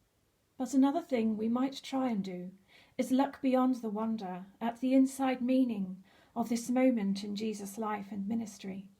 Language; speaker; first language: English; native; English